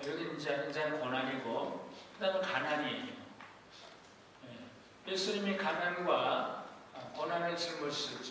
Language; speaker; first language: Korean; native; Korean